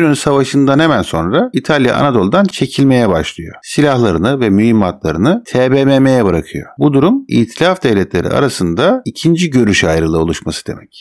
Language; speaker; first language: Turkish; native; Turkish